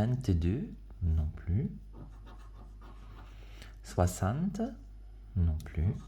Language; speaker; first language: French; native; French